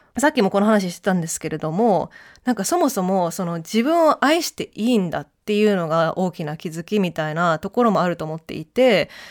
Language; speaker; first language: Japanese; early bilingual, heritage; Japanese